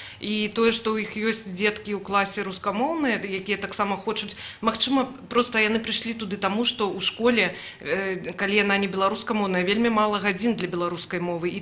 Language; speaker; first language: Belarusian; non-native, local second language; Russian